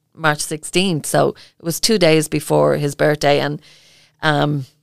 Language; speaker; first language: English; native; English